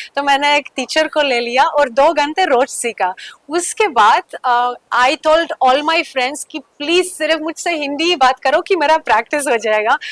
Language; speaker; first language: Hindi; non-native, fluent; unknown